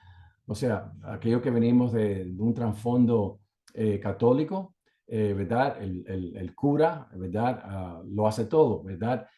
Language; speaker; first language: Spanish; native; Spanish